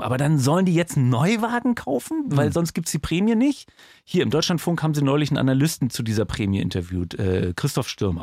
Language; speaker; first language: German; native; German